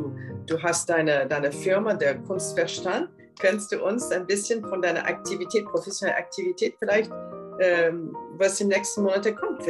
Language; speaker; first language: German; non-native, fluent; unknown